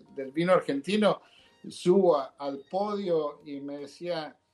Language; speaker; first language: Spanish; native; Spanish